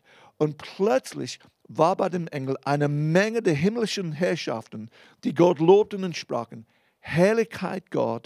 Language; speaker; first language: German; non-native, fluent; English